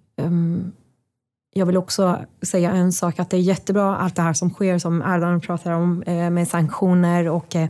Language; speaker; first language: Swedish; non-native, fluent; Persian